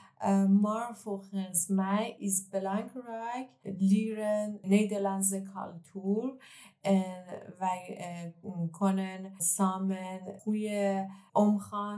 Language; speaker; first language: Dutch; non-native, learner; Persian